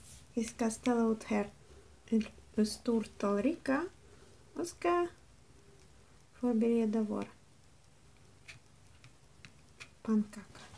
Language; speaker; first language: Swedish; non-native, learner; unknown